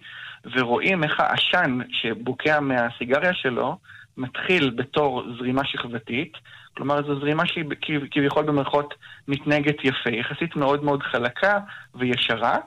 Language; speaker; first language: Hebrew; native; Hebrew